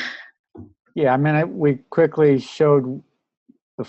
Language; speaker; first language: English; native; English